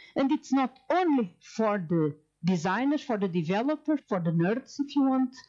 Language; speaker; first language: English; non-native, fluent; Portuguese